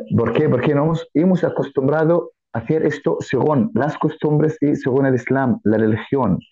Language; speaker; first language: Spanish; non-native, fluent; Arabic